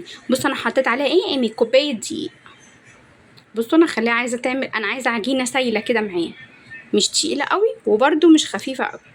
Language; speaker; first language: Arabic; native; Arabic